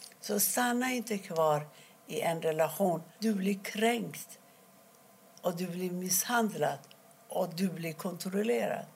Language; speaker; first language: Swedish; non-native, fluent; Persian